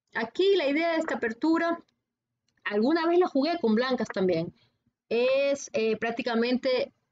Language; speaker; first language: Spanish; native; Spanish